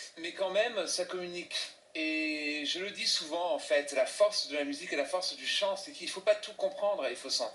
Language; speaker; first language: French; native; French